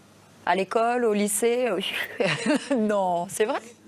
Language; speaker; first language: French; native; French